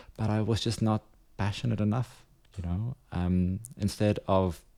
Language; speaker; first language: English; non-native, local second language; Afrikaans